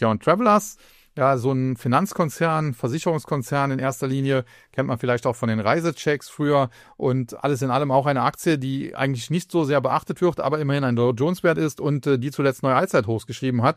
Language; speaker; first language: German; native; German